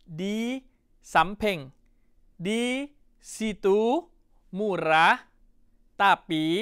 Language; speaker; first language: Indonesian; non-native, fluent; Thai